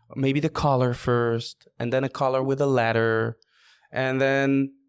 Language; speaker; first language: English; non-native, fluent; Hebrew